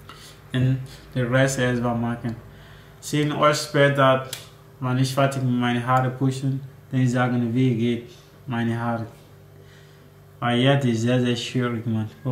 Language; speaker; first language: German; non-native, learner; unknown